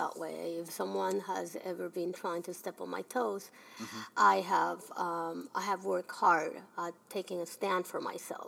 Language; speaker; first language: English; early bilingual, other home language; Spanish